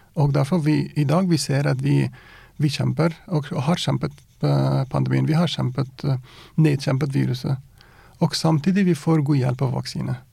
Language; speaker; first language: Norwegian; non-native, fluent; Persian